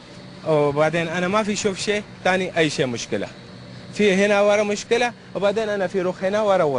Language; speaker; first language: Arabic; non-native, learner; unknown